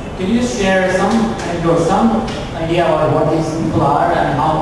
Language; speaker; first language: English; non-native, local second language; Kannada